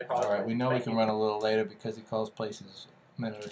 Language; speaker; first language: English; native; English